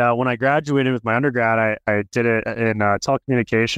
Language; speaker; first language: English; native; English